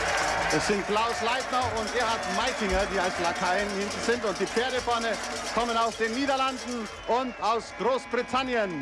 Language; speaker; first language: German; native; German